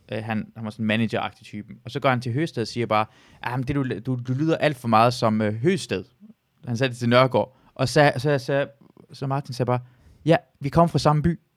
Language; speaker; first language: Danish; early bilingual, other home language; Persian